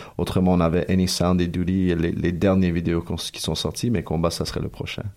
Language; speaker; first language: French; early bilingual, other home language; Spanish